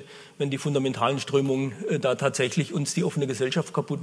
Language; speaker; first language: German; native; German